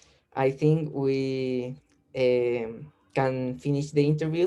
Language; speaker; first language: English; non-native, learner; Spanish